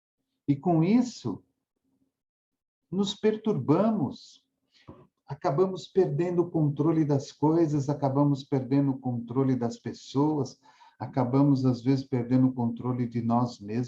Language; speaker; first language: Portuguese; native; Portuguese